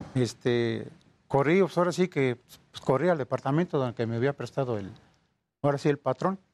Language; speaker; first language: Spanish; native; Spanish